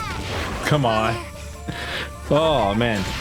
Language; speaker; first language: English; native; English